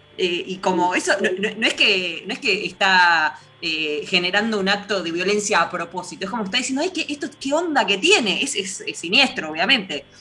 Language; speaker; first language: Spanish; native; Spanish